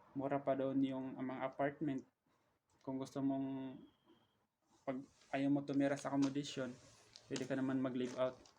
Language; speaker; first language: Filipino; non-native, local second language; Cebuano